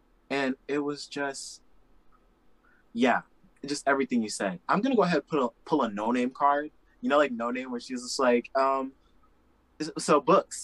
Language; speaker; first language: English; native; English